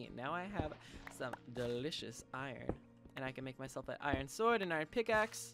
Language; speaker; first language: English; native; English